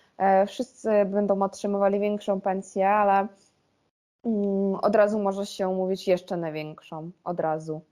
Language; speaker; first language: Polish; non-native, fluent; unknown